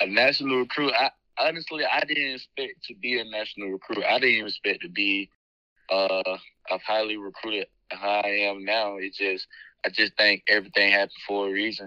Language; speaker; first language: English; native; English